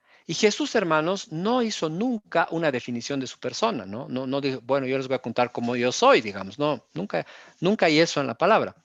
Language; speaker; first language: Spanish; native; Spanish